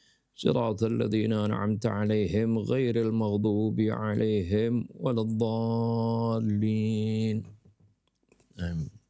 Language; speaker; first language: Arabic; non-native, fluent; Indonesian